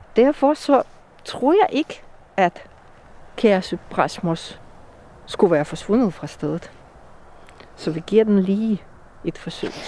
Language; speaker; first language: Danish; non-native, fluent; Russian